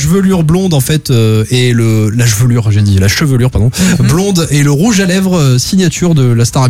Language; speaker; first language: French; native; French